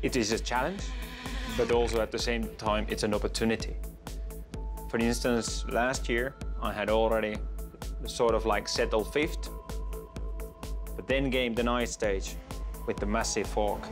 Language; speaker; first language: English; non-native, fluent; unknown